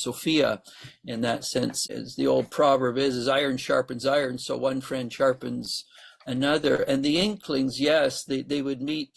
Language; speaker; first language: English; native; English